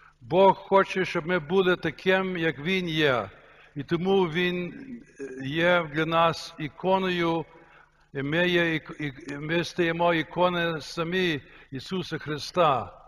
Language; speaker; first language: Ukrainian; early bilingual, heritage; Ukrainian